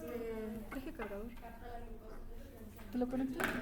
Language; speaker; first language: Spanish; native; Spanish